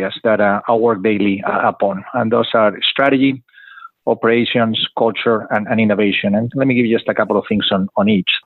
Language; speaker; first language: English; non-native, fluent; Spanish